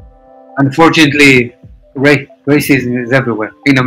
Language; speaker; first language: English; non-native, fluent; Hebrew